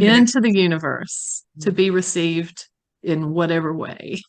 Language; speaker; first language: English; native; English